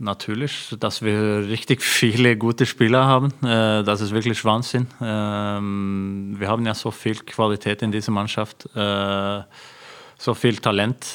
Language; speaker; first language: German; non-native, fluent; Norwegian